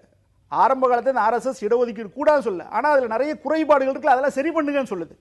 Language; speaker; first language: Tamil; native; Tamil